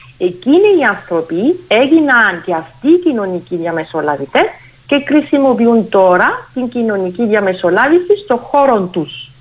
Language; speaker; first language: Greek; non-native, fluent; French